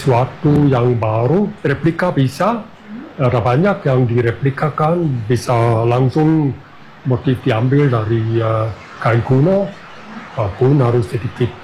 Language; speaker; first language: Indonesian; non-native, fluent; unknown